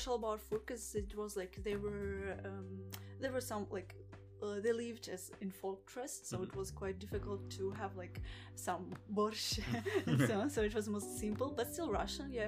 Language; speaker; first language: English; non-native, fluent; Russian